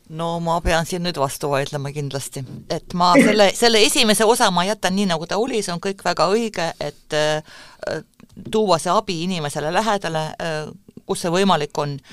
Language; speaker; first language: Estonian; non-native, local second language; Russian